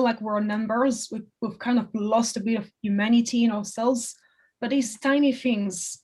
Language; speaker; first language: English; non-native, fluent; French